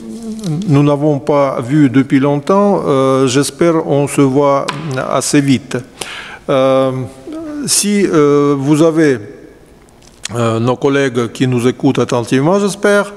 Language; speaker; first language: French; non-native, fluent; Russian